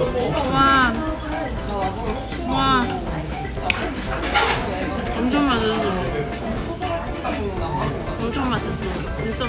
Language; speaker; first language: Korean; non-native, learner; Cantonese